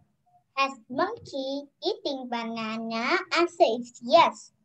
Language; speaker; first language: English; non-native, learner; Vietnamese